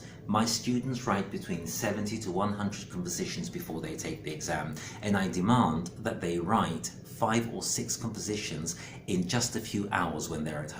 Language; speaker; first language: English; non-native, fluent; Greek